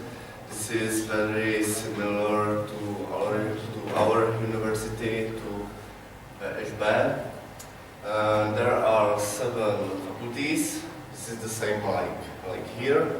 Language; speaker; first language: English; non-native, learner; Czech